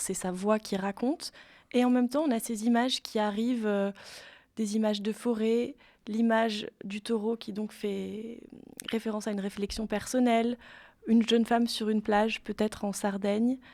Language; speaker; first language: French; native; French